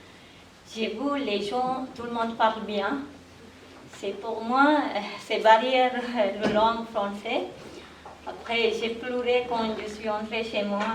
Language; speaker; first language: French; non-native, learner; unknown